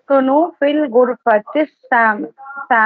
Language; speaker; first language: Arabic; non-native, learner; Tamil